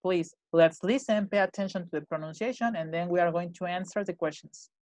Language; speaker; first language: English; non-native, fluent; Spanish